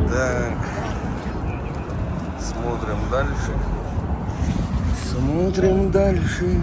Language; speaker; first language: Russian; native; Russian